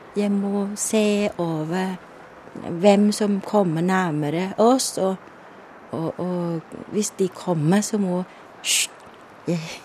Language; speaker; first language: Norwegian; non-native, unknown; Vietnamese